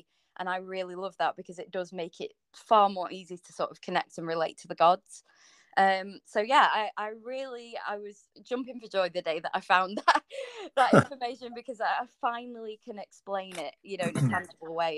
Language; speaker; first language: English; native; English